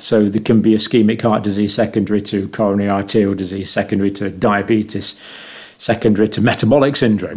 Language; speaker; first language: English; native; English